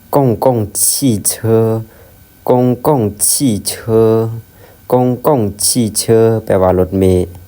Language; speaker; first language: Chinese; non-native, fluent; Lao